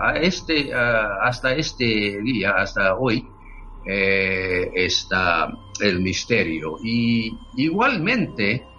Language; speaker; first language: Spanish; non-native, fluent; Japanese